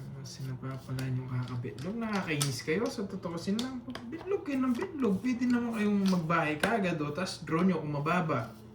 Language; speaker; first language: Filipino; non-native, local second language; Pampanga